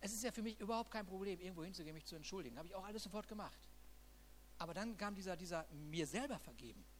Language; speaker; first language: German; native; German